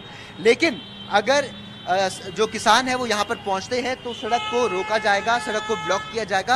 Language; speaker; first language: Hindi; native; Hindi